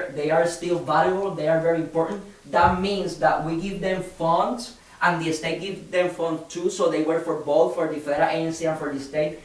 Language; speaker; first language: English; non-native, fluent; Spanish